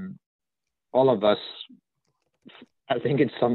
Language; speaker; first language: English; non-native, fluent; French